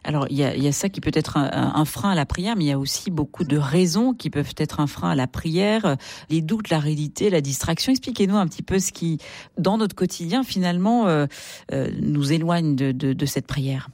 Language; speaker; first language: French; native; French